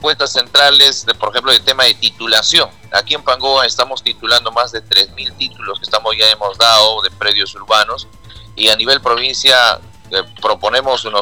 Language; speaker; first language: Spanish; native; Spanish